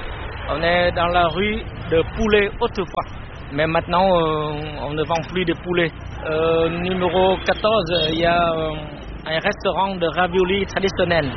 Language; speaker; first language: French; non-native, local second language; Vietnamese